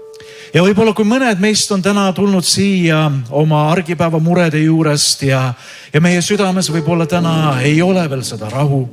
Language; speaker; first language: Estonian; native; Estonian